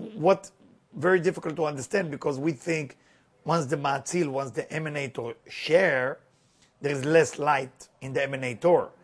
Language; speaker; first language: English; non-native, fluent; Hebrew